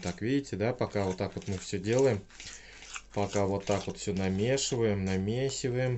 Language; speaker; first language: Russian; native; Russian